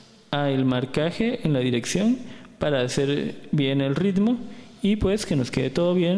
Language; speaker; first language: Spanish; native; Spanish